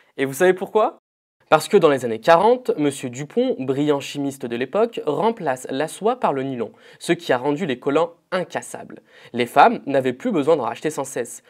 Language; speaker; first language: French; native; French